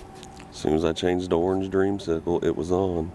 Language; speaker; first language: English; native; English